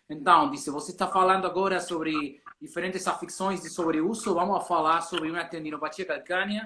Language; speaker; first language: Portuguese; non-native, learner; Spanish